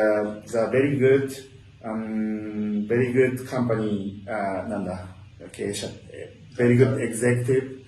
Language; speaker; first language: English; non-native, learner; Japanese